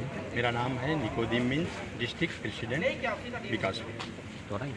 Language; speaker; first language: Hindi; non-native, local second language; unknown